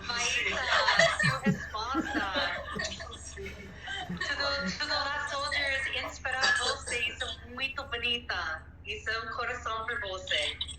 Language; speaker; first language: Portuguese; non-native, learner; English